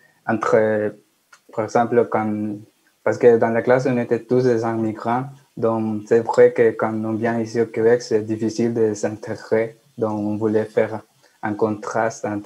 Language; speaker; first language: French; non-native, fluent; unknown